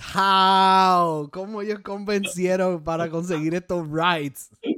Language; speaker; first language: Spanish; native; Spanish